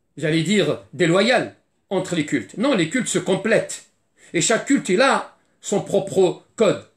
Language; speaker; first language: French; non-native, fluent; Arabic